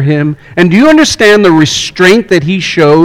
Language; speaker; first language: English; native; English